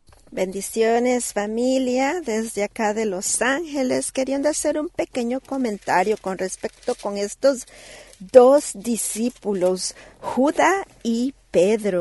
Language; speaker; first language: Spanish; native; Spanish